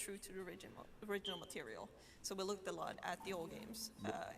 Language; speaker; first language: English; non-native, fluent; Swedish